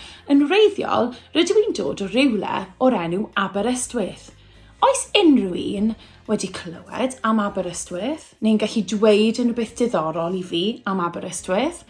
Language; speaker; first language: Welsh; native; Welsh